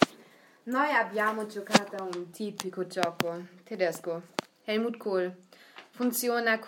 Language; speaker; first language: Italian; non-native, learner; German